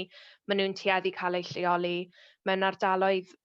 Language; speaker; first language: Welsh; native; Welsh